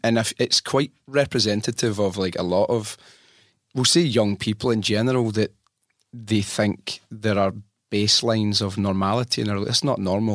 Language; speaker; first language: English; native; English